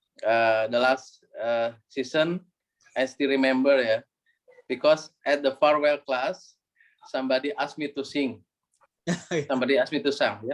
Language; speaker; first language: English; non-native, learner; Indonesian